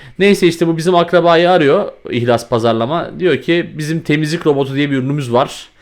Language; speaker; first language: Turkish; native; Turkish